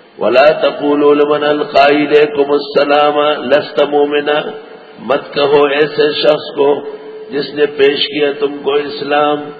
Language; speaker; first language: Urdu; non-native, local second language; Pashto